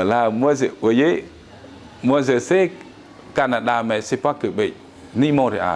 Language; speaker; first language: French; non-native, learner; Khmer